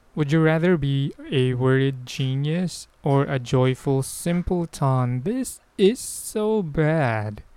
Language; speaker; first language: English; non-native, local second language; Filipino